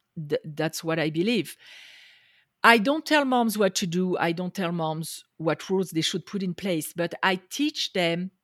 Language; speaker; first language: English; non-native, fluent; French